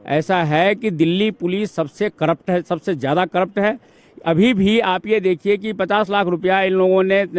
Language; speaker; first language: Hindi; native; Hindi